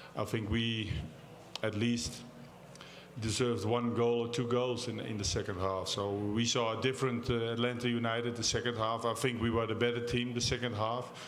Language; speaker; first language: English; non-native, fluent; Dutch